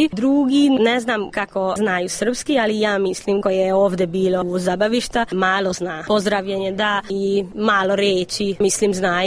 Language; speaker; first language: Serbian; non-native, local second language; Hungarian